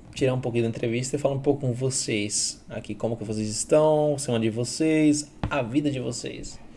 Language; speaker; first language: Portuguese; early bilingual, other home language; Spanish